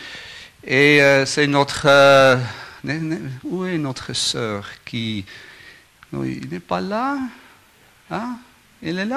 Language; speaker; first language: French; non-native, learner; Afrikaans